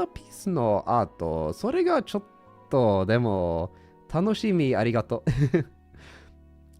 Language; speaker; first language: Japanese; non-native, learner; English